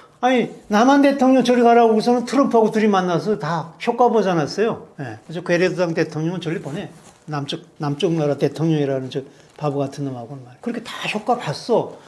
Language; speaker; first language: Korean; native; Korean